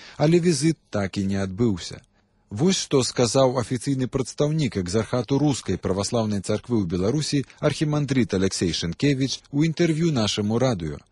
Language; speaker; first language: Belarusian; native; Belarusian